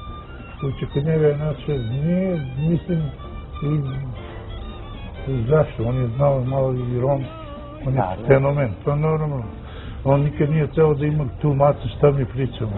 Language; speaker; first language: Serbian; non-native, local second language; Romany